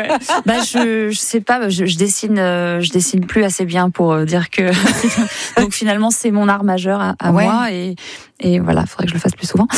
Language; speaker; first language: French; native; French